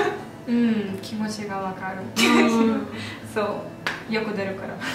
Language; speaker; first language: Japanese; non-native, fluent; Russian